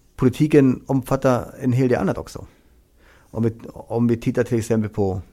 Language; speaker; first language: Swedish; non-native, fluent; German